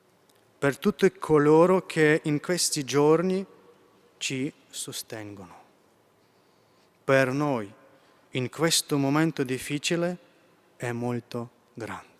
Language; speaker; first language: Italian; non-native, fluent; Ukrainian